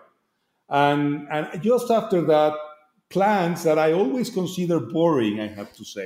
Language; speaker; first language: English; non-native, fluent; Spanish